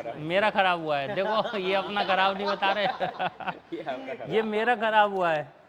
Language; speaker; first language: Hindi; native; Hindi